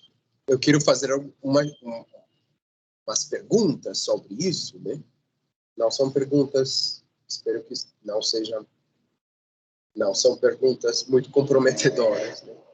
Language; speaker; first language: Portuguese; non-native, fluent; Spanish